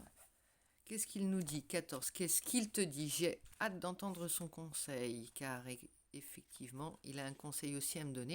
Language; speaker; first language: French; native; French